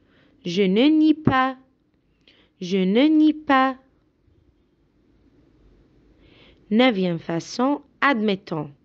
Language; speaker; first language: French; non-native, fluent; Arabic